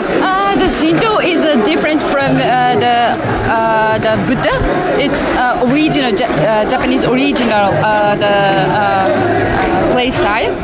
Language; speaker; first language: English; non-native, learner; Japanese